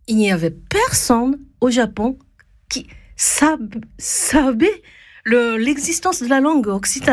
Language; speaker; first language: French; non-native, fluent; Japanese